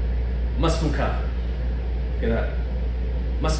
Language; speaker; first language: Arabic; non-native, fluent; English